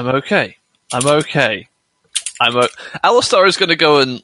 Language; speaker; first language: English; native; English